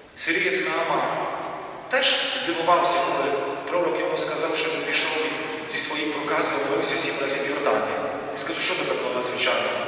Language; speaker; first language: Ukrainian; non-native, fluent; Polish